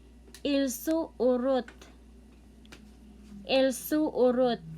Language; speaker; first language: French; non-native, learner; Cebuano